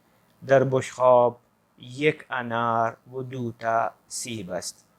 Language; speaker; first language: Persian; non-native, fluent; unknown